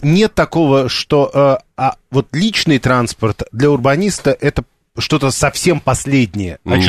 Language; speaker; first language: Russian; native; Russian